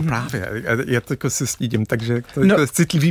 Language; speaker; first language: Czech; non-native, fluent; English